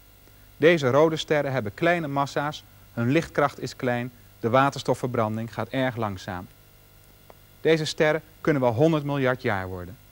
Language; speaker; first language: Dutch; native; Dutch